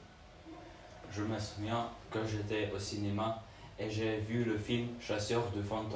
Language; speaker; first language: French; non-native, learner; Georgian